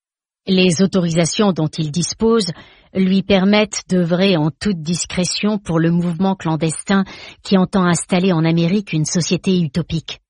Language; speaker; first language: French; native; French